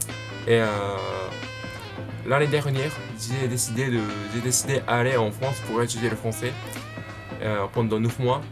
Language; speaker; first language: French; non-native, learner; Japanese